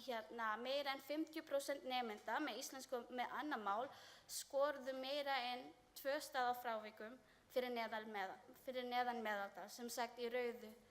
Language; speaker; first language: Icelandic; non-native, learner; Filipino